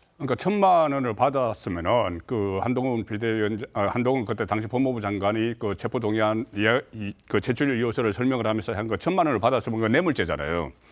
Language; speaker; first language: Korean; native; Korean